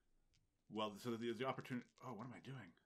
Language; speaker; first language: English; native; English